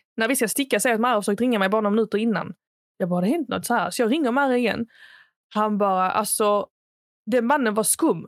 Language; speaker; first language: Swedish; early bilingual, other home language; Arabic